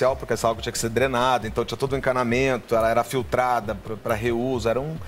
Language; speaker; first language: Portuguese; native; Portuguese